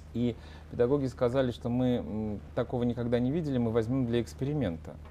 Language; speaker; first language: Russian; non-native, local second language; Ukrainian